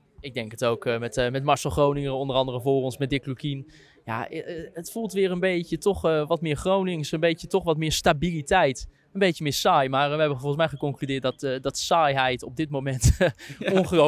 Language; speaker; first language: Dutch; native; Dutch